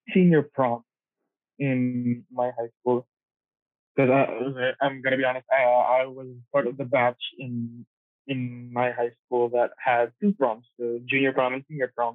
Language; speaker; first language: English; non-native, local second language; Cebuano